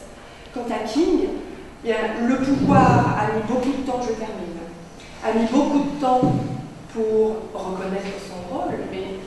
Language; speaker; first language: French; native; French